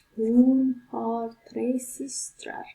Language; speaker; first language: Swedish; non-native, learner; Persian